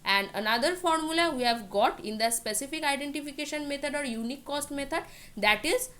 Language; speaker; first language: English; non-native, local second language; Bangla